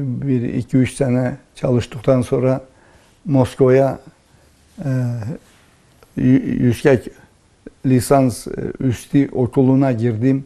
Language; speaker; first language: Turkish; early bilingual, heritage; Turkish